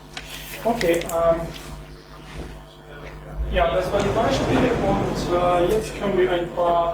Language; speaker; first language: German; non-native, fluent; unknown